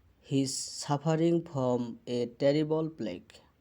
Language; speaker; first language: English; non-native, local second language; Bangla